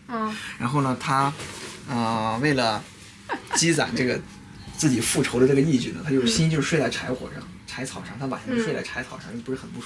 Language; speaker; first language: Chinese; native; Chinese